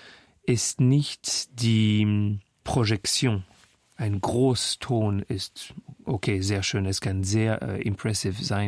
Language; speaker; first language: German; non-native, fluent; French